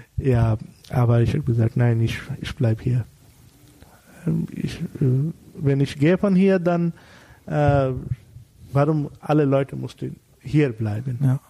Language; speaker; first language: German; non-native, learner; Bangla